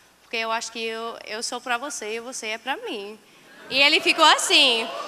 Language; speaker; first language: Portuguese; non-native, fluent; English